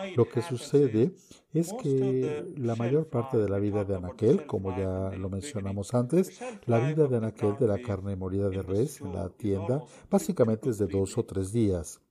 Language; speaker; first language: Spanish; non-native, fluent; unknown